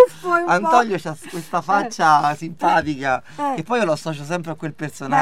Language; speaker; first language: Italian; native; Italian